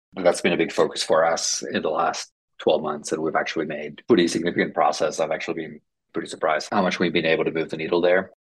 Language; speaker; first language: English; non-native, fluent; Finnish